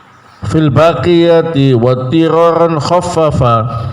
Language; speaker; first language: Arabic; non-native, fluent; Indonesian